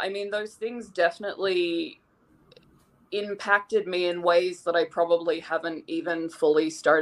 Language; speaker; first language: English; native; English